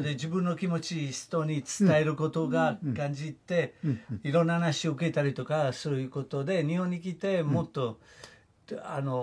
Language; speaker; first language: Japanese; non-native, fluent; Italian